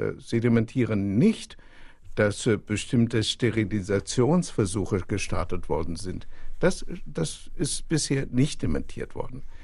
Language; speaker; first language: German; non-native, fluent; Chinese